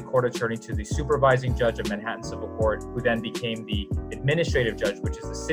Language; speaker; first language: English; native; English